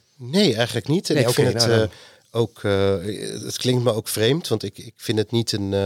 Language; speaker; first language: Dutch; native; Dutch